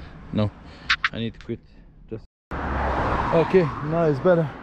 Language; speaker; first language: English; non-native, learner; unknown